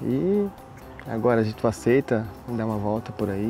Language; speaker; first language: Portuguese; native; Portuguese